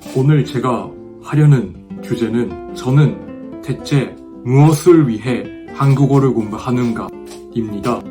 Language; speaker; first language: Korean; non-native, fluent; Japanese